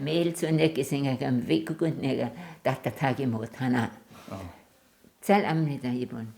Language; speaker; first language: Korean; non-native, learner; German